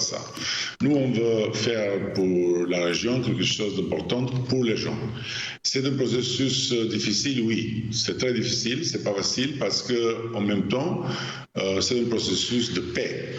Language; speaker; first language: French; non-native, fluent; Albanian